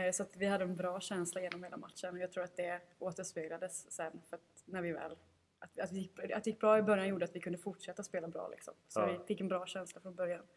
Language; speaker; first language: Swedish; native; Swedish